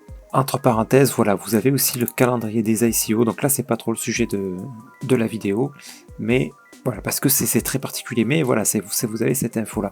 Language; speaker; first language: French; native; French